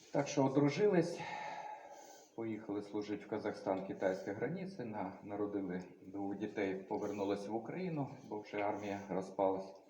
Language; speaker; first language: Ukrainian; native; Ukrainian